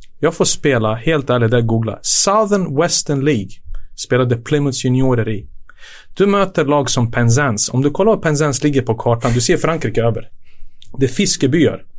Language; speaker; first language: Swedish; early bilingual, other home language; Serbian